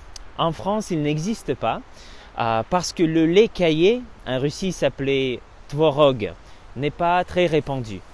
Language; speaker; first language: French; non-native, fluent; Russian